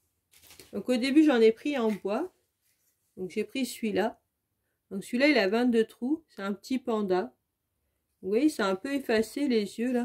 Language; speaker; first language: French; native; French